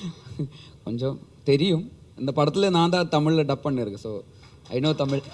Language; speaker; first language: Tamil; non-native, learner; Malayalam